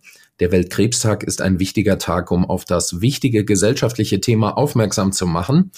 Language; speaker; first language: German; native; German